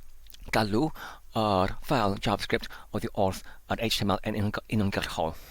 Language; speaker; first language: Welsh; non-native, learner; English